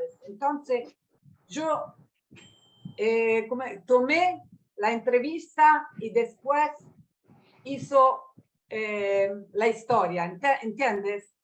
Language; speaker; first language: Spanish; non-native, learner; Italian